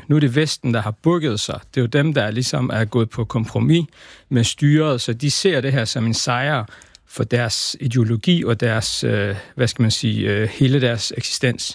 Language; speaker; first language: Danish; early bilingual, other home language; Persian